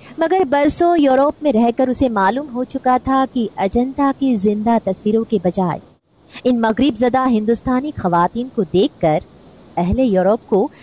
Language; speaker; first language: Urdu; non-native, local second language; Marathi